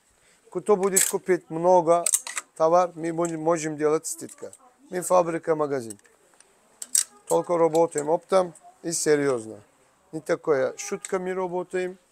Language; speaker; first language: Russian; non-native, learner; Turkish